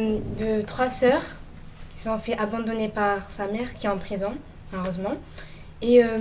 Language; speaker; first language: French; native; French